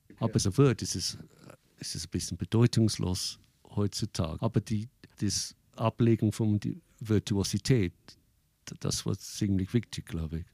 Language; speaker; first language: German; non-native, fluent; English